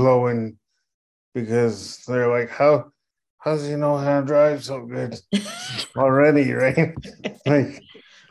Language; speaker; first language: English; native; English